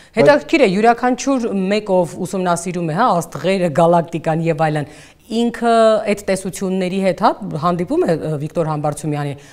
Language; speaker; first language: Armenian; native; Armenian